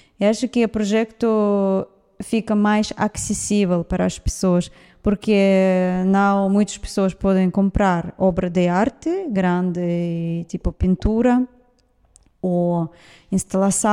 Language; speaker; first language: Portuguese; non-native, fluent; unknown